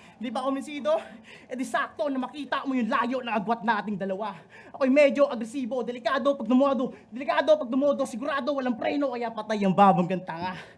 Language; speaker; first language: Filipino; native; Filipino